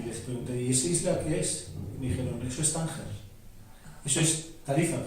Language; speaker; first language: Spanish; native; Spanish